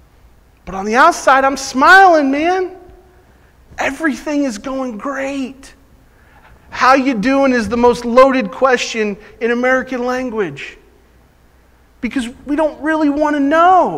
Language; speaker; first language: English; native; English